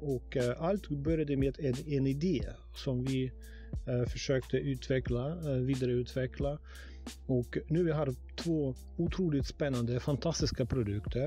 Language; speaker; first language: Swedish; non-native, fluent; Russian